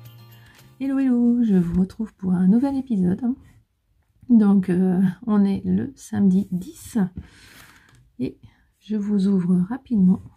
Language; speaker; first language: French; native; French